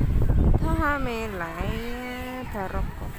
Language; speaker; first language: Chinese; non-native, learner; Javanese